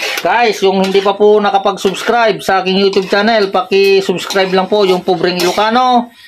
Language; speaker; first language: Filipino; non-native, local second language; Iloko